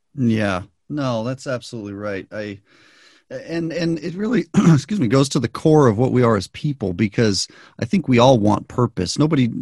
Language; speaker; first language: English; native; English